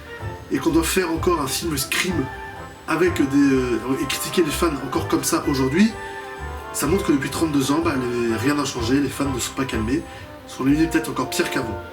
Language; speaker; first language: French; native; French